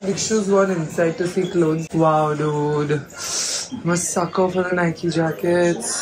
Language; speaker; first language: English; non-native, local second language; Hindi